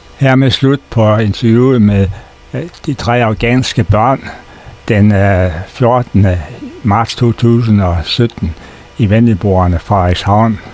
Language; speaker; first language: Danish; native; Danish